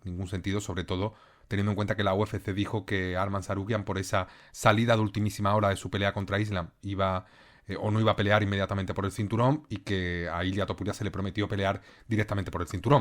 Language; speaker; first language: Spanish; native; Spanish